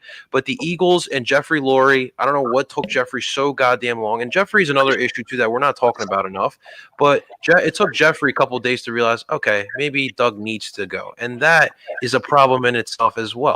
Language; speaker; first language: English; native; English